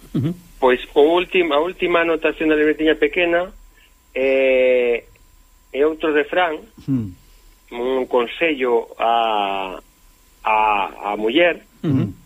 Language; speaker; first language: Galician; native; Galician